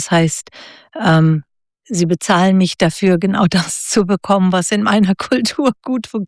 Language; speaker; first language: German; native; German